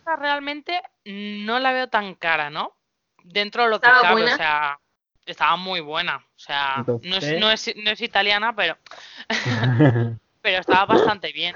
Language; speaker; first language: Spanish; native; Spanish